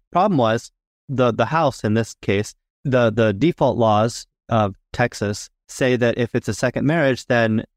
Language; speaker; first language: English; native; English